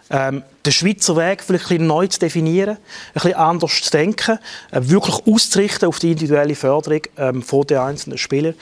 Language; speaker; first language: German; native; German